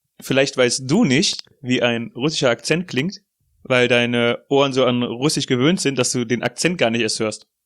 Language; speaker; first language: German; native; German